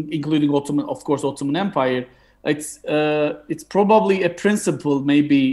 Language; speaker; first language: English; non-native, fluent; Turkish